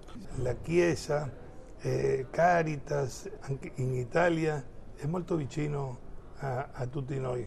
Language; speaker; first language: Italian; non-native, fluent; Spanish